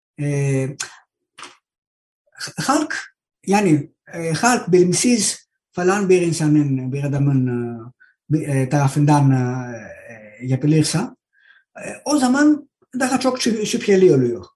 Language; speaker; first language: Turkish; non-native, learner; Greek